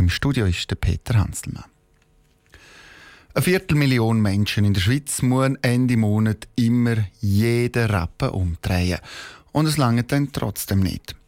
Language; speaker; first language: German; native; German